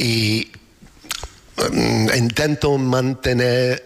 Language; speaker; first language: Spanish; non-native, learner; English